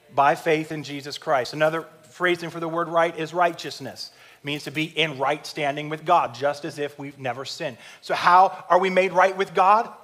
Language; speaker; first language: English; native; English